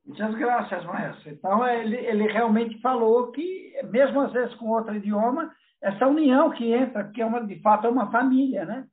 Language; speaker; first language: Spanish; non-native, learner; Portuguese